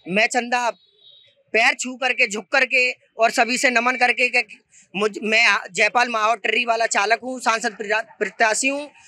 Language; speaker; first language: Hindi; native; Hindi